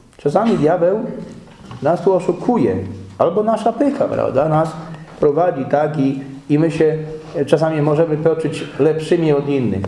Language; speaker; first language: Polish; native; Polish